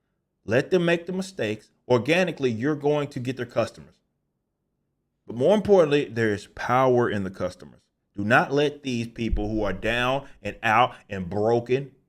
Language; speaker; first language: English; native; English